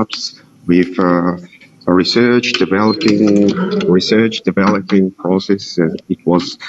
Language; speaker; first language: English; non-native, fluent; Russian